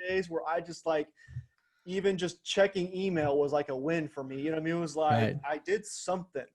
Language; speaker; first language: English; native; English